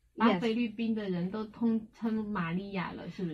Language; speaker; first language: Chinese; native; Chinese